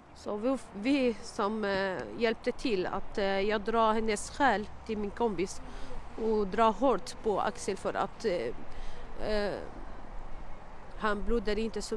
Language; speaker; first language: Swedish; non-native, learner; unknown